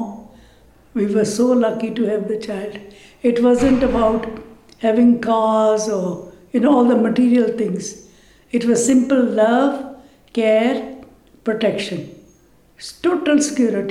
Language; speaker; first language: English; non-native, local second language; Punjabi